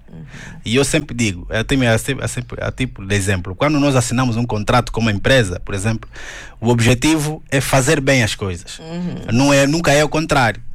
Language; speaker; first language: Portuguese; native; Portuguese